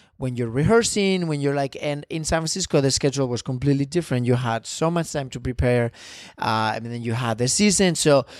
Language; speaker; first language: English; non-native, fluent; Spanish